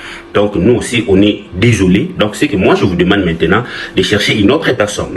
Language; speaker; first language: French; non-native, local second language; Lingala